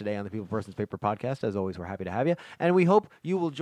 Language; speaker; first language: English; native; English